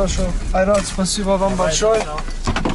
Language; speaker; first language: Russian; non-native, learner; French